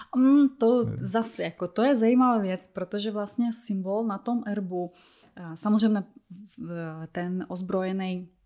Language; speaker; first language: Czech; non-native, fluent; Russian